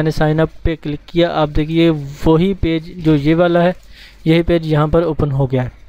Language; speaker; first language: Urdu; non-native, local second language; Punjabi